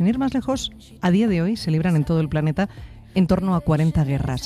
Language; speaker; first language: Spanish; native; Spanish